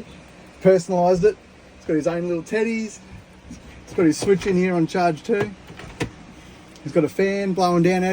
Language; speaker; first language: English; native; English